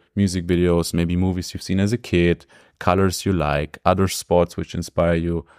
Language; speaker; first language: English; non-native, fluent; German